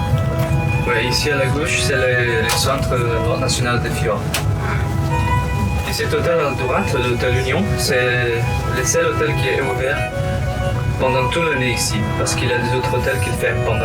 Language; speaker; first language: French; non-native, learner; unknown